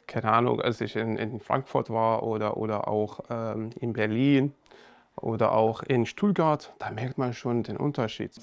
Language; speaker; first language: German; non-native, fluent; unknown